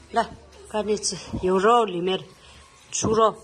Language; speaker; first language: Chinese; non-native, learner; Nepali